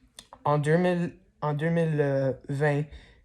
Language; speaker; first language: French; non-native, learner; English